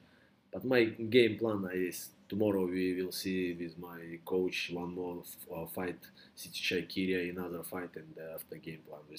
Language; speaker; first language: English; non-native, learner; Russian